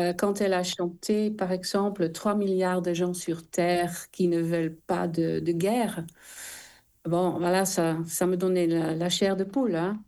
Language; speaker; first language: French; non-native, fluent; Dutch